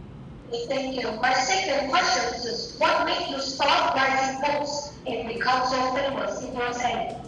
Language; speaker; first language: English; non-native, learner; Vietnamese